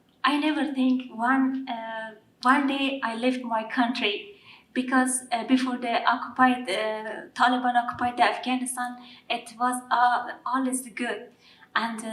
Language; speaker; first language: English; non-native, learner; Persian